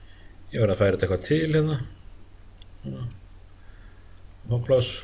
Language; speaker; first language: Icelandic; native; Icelandic